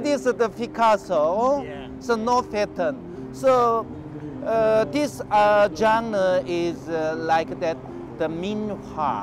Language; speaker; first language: English; non-native, learner; Korean